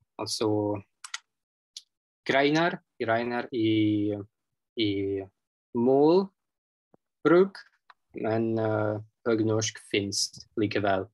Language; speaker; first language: Norwegian; non-native, fluent; Russian